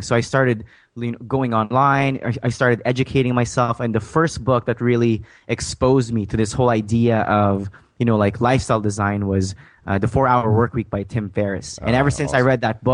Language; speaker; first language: English; non-native, fluent; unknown